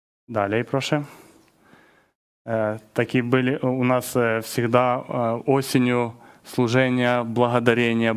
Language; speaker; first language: Polish; non-native, learner; Russian